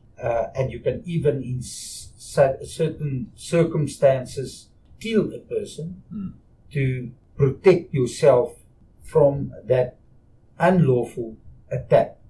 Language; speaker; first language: English; non-native, local second language; Afrikaans